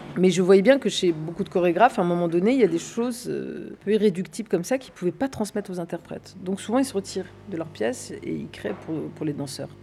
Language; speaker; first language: French; early bilingual, other home language; Arabic